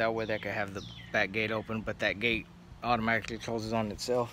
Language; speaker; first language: English; native; English